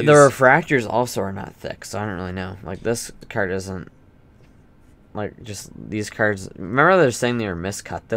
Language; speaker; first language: English; native; English